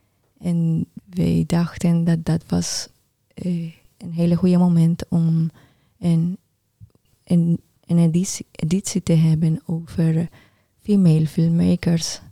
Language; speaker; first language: Dutch; non-native, learner; Spanish